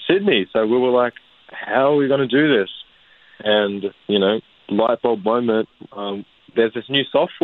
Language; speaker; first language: English; native; English